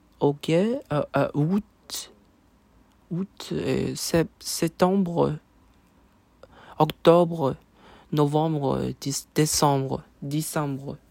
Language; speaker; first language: French; non-native, learner; Chinese